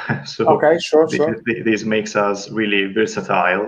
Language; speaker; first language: English; non-native, fluent; Italian